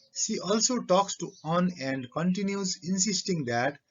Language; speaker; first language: English; non-native, local second language; Nepali